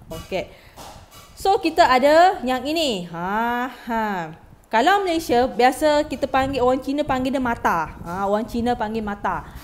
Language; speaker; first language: Malay; native; Malay